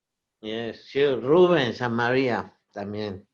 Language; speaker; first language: English; non-native, learner; Portuguese